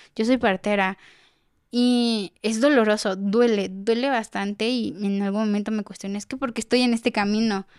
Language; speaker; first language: Spanish; native; Spanish